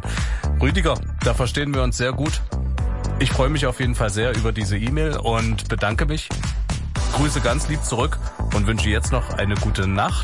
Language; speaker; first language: German; native; German